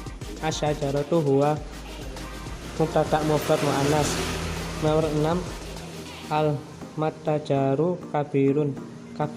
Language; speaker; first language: Arabic; non-native, learner; Indonesian